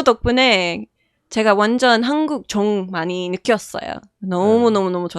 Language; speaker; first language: Korean; non-native, fluent; English